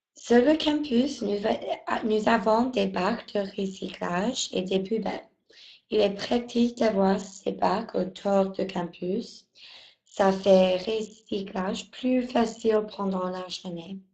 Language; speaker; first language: French; non-native, learner; English